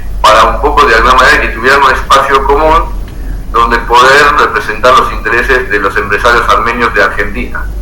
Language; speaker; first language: Spanish; non-native, fluent; Armenian